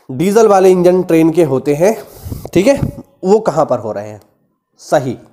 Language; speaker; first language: Hindi; native; Hindi